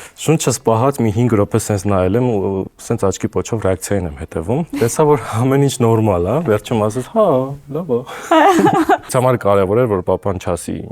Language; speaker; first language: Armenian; native; Armenian